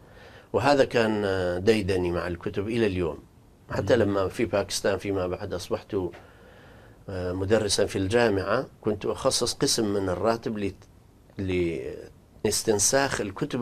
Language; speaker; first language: Arabic; non-native, local second language; Kurdish